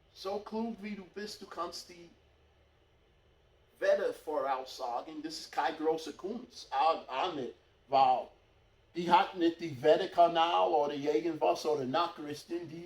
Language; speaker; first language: German; non-native, fluent; English